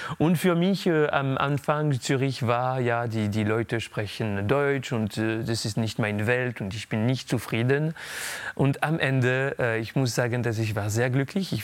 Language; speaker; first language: German; non-native, fluent; French